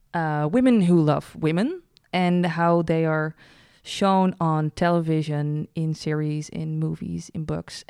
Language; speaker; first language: English; non-native, fluent; Dutch